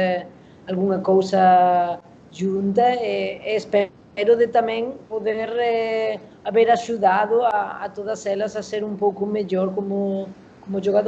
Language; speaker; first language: Portuguese; non-native, learner; Spanish